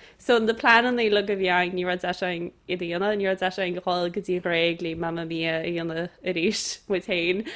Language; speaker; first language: Irish; native; Irish